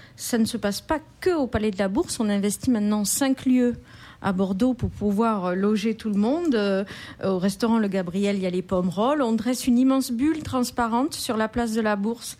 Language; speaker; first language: French; native; French